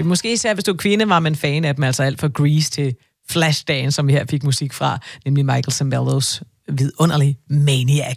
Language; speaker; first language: Danish; native; Danish